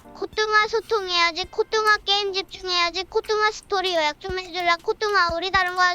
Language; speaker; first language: Korean; non-native, learner; Japanese